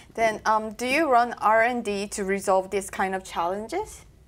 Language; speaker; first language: English; non-native, fluent; Korean